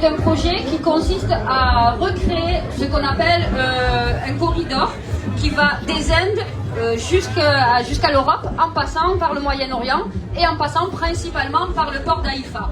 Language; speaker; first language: French; native; French